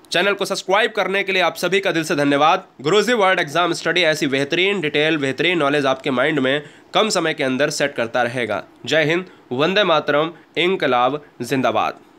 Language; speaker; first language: Hindi; native; Hindi